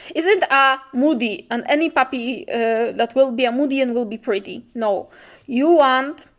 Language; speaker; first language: English; non-native, fluent; Polish